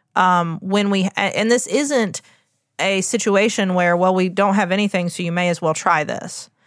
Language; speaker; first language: English; native; English